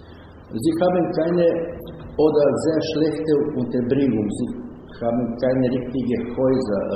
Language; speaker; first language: German; non-native, learner; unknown